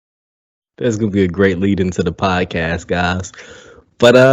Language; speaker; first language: English; native; English